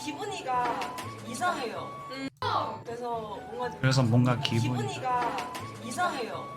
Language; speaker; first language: Korean; non-native, learner; Chinese